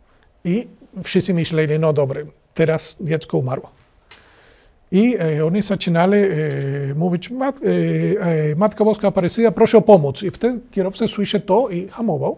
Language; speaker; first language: Polish; non-native, learner; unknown